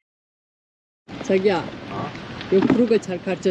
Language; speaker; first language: Korean; non-native, fluent; Uzbek